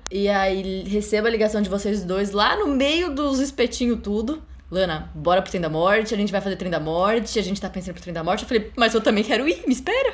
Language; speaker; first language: Portuguese; native; Portuguese